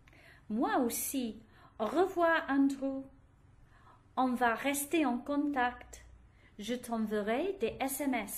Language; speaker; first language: French; non-native, learner; English